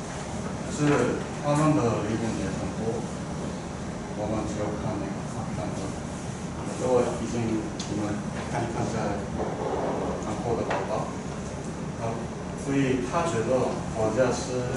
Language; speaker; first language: Chinese; non-native, fluent; Korean